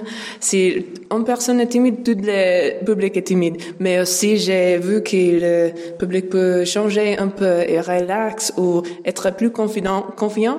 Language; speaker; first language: French; non-native, learner; English